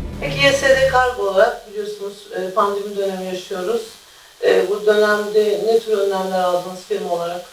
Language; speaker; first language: Turkish; native; Turkish